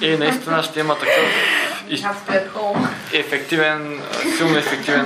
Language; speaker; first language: Bulgarian; native; Bulgarian